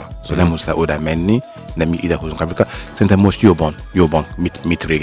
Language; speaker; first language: Hungarian; non-native, learner; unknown